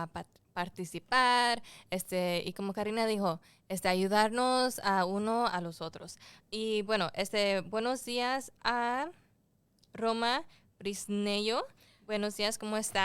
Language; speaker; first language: Spanish; early bilingual, heritage; Spanish